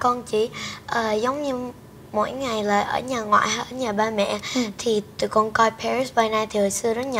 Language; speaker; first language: Vietnamese; early bilingual, heritage; Vietnamese